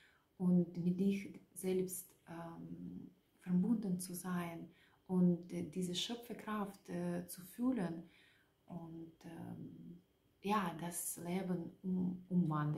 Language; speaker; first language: German; non-native, learner; Russian